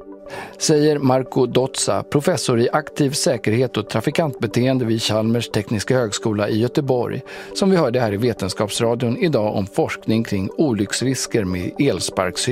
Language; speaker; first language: Swedish; native; Swedish